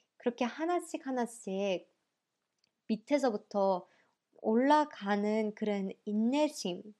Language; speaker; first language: Korean; early bilingual, heritage; Korean